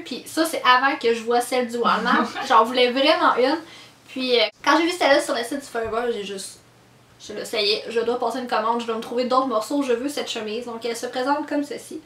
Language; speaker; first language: French; native; French